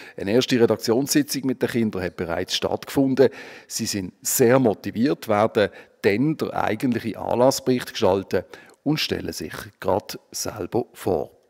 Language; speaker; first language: German; native; German